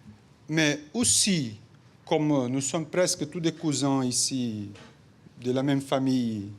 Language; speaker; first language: French; non-native, fluent; Portuguese